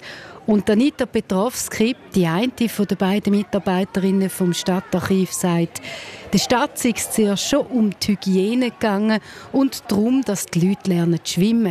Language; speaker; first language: German; native; German